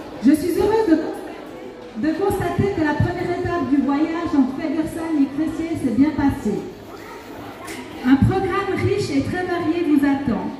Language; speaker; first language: French; native; French